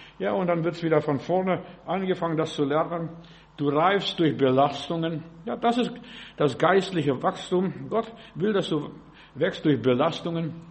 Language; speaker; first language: German; early bilingual, other home language; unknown